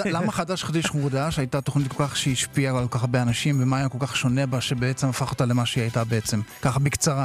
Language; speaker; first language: Hebrew; native; Hebrew